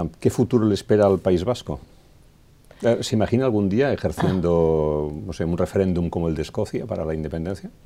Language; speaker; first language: Spanish; non-native, local second language; Catalan